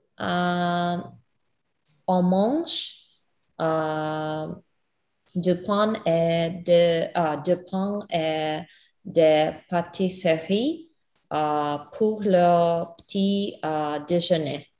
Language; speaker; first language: French; non-native, learner; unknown